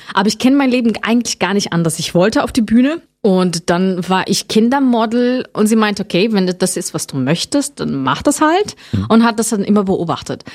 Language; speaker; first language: German; non-native, fluent; Portuguese